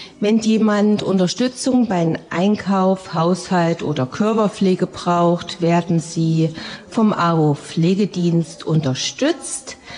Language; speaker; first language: German; native; German